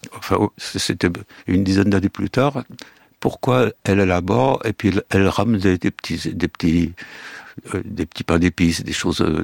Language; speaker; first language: French; early bilingual, other home language; Yiddish